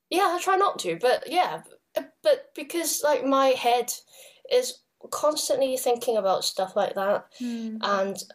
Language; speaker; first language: English; non-native, local second language; Cantonese